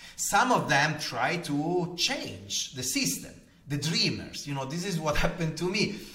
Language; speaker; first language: English; non-native, fluent; Italian